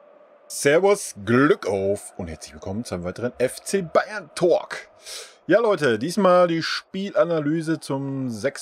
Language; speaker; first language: German; native; German